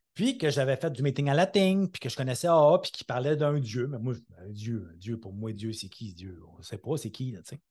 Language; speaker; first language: French; native; French